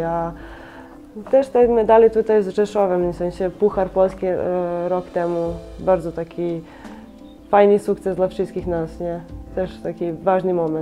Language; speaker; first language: Polish; non-native, fluent; Serbian